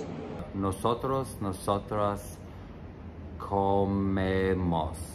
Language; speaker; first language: Spanish; non-native, learner; English